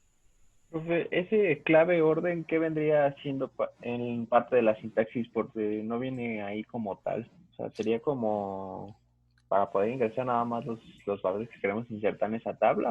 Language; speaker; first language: Spanish; native; Spanish